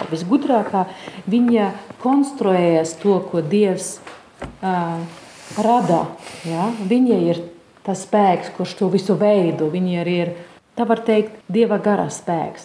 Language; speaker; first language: Latvian; non-native, fluent; German